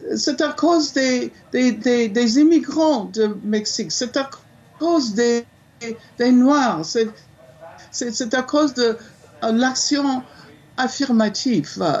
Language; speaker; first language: French; non-native, fluent; English